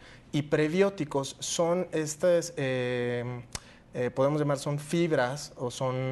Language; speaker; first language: Spanish; native; Spanish